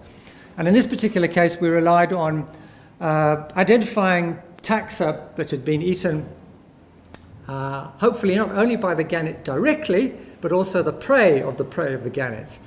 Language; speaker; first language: English; native; English